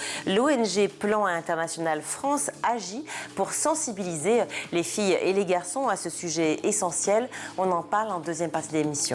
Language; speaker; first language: French; native; French